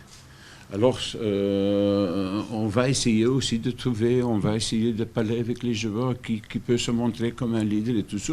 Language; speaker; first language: French; non-native, fluent; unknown